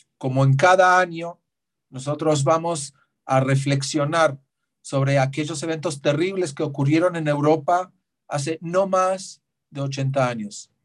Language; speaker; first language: Spanish; non-native, fluent; Hebrew